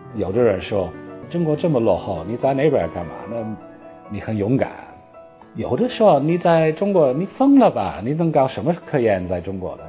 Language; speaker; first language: Chinese; non-native, fluent; English